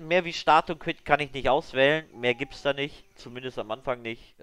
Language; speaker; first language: German; native; German